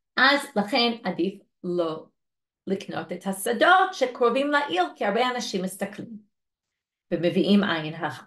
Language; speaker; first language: Hebrew; non-native, fluent; English